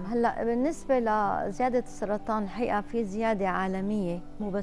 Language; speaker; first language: Arabic; native; Arabic